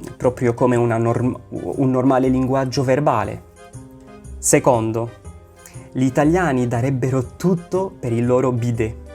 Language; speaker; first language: Italian; non-native, fluent; Arabic